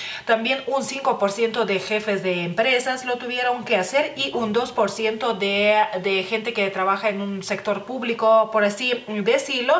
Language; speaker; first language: Spanish; non-native, fluent; Lithuanian